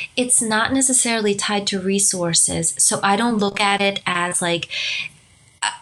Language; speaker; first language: English; non-native, fluent; Romanian